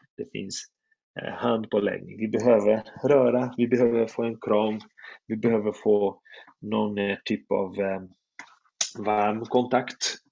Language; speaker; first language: Swedish; non-native, fluent; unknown